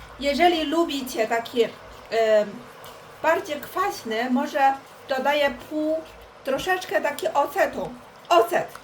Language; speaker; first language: Polish; non-native, learner; Chinese